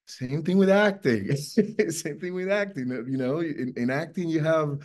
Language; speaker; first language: English; non-native, fluent; Spanish